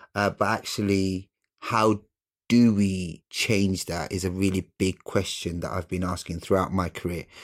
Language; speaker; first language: English; native; English